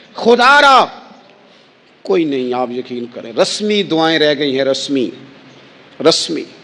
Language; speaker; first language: Urdu; non-native, local second language; Punjabi